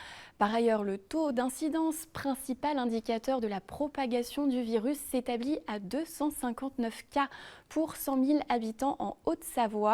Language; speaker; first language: French; native; French